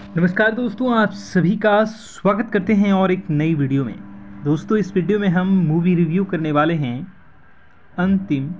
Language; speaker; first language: Hindi; native; Hindi